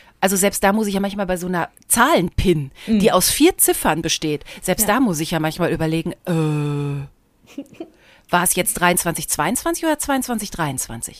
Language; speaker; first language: German; native; German